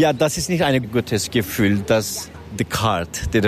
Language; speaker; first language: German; non-native, learner; Kurdish